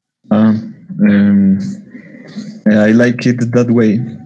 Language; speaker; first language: English; non-native, learner; Spanish